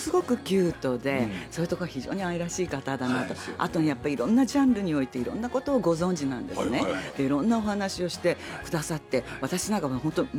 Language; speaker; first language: Japanese; native; Japanese